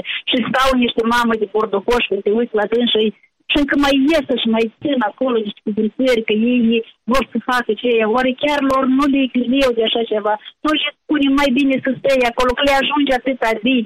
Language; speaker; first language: Romanian; native; Romanian